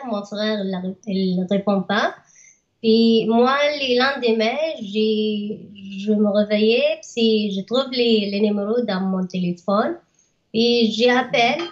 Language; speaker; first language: French; non-native, learner; Arabic